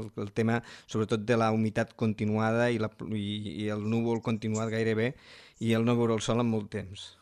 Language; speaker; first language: Catalan; native; Catalan